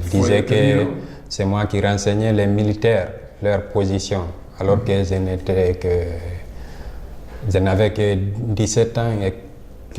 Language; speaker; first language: French; non-native, local second language; Fula